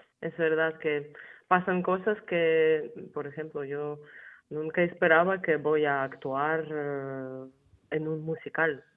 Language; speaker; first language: Spanish; non-native, fluent; Ukrainian